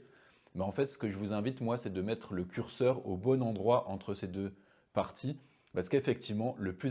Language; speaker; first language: French; native; French